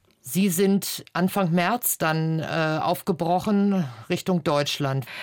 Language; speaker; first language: German; native; German